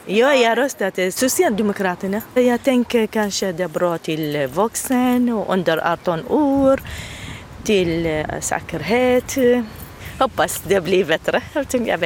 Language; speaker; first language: Swedish; non-native, learner; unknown